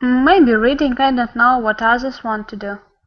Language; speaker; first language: English; non-native, learner; Russian